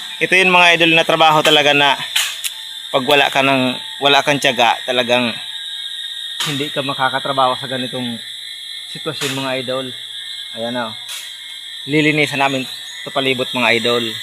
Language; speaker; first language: Filipino; non-native, local second language; Bikol